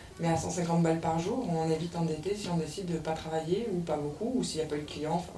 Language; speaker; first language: French; native; French